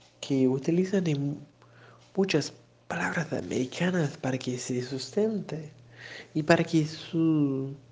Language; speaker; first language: Spanish; non-native, learner; Portuguese